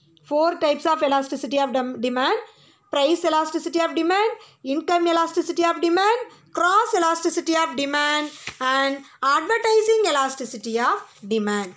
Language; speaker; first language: English; non-native, local second language; Tamil